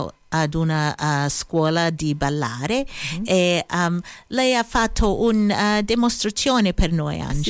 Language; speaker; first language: Italian; early bilingual, heritage; Italian